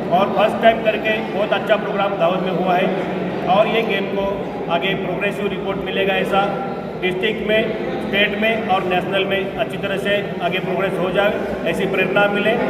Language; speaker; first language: Hindi; non-native, local second language; Gujarati